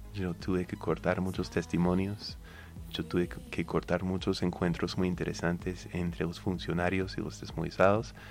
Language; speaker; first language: Spanish; non-native, fluent; English